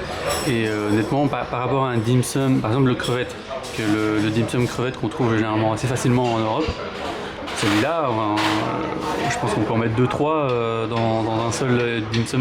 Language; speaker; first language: French; native; French